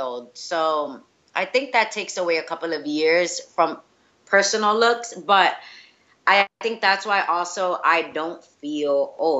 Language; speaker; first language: English; early bilingual, other home language; Spanish